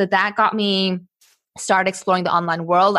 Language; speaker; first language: English; native; English